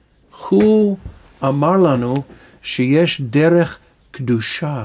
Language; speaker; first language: Hebrew; non-native, fluent; English